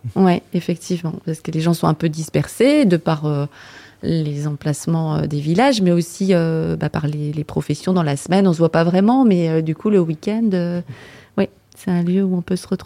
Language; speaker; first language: French; native; French